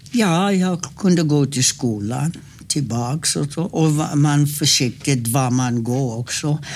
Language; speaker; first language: Swedish; non-native, fluent; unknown